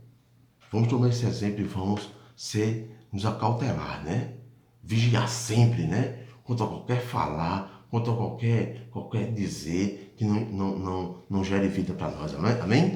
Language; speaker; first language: Portuguese; native; Portuguese